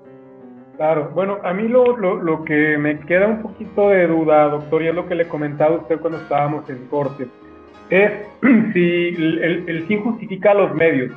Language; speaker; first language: Spanish; native; Spanish